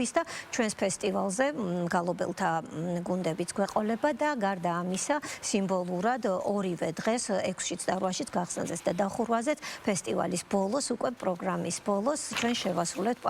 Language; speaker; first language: Georgian; native; Georgian